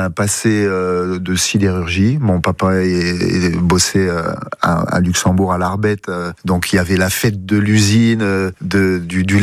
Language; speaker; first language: French; native; French